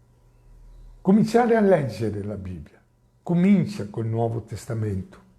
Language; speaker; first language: Italian; non-native, fluent; Portuguese